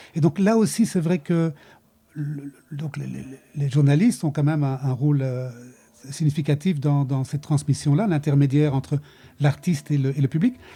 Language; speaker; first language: French; native; French